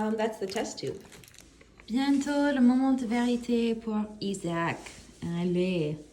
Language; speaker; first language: French; non-native, fluent; English